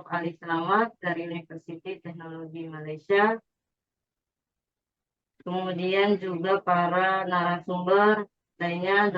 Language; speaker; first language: Indonesian; native; Indonesian